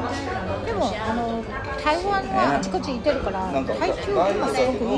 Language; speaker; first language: Japanese; non-native, fluent; Chinese